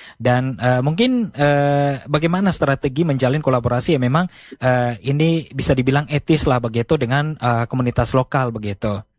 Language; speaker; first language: Indonesian; native; Indonesian